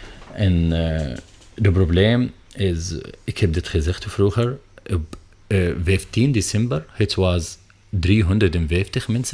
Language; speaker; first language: Dutch; non-native, learner; Arabic